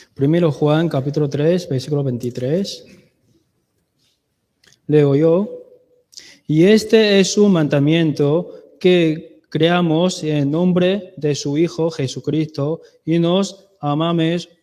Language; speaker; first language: Spanish; non-native, learner; Chinese